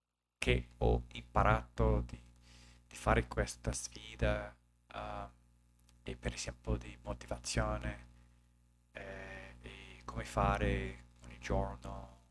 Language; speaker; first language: Italian; non-native, learner; English